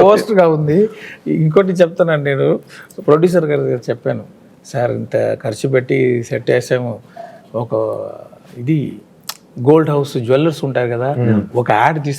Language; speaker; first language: Telugu; non-native, local second language; Tamil